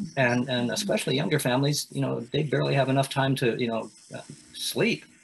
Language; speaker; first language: English; native; English